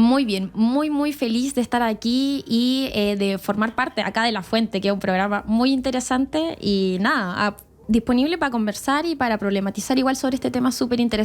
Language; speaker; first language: Spanish; native; Spanish